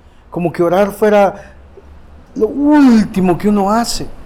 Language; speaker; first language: Spanish; native; Spanish